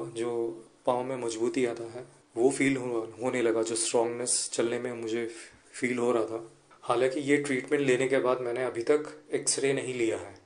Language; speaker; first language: Hindi; non-native, local second language; Gujarati